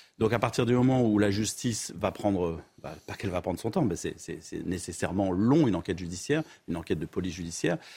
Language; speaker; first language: French; native; French